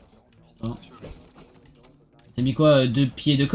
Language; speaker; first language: French; native; French